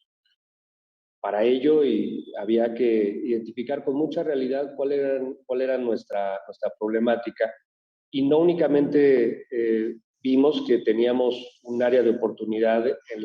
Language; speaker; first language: Spanish; native; Spanish